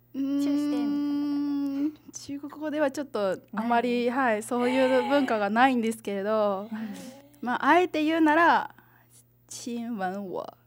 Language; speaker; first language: Japanese; early bilingual, other home language; Chinese